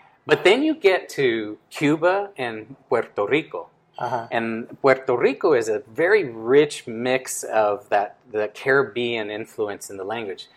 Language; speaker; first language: English; early bilingual, other home language; Spanish